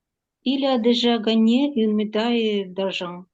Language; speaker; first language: French; non-native, learner; Ukrainian